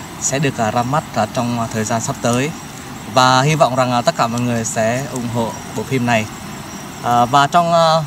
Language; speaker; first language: Vietnamese; non-native, local second language; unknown